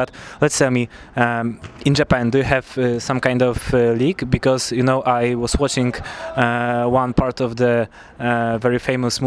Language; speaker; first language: English; non-native, fluent; Polish